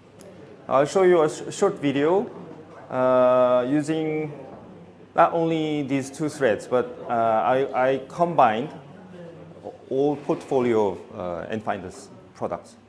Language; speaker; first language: English; non-native, fluent; Korean